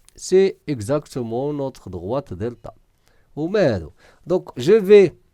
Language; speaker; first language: French; non-native, local second language; Arabic